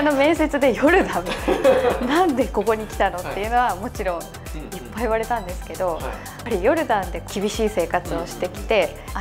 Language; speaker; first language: Japanese; native; Japanese